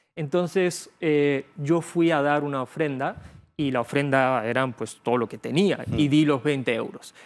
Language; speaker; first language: Spanish; early bilingual, other home language; Bulgarian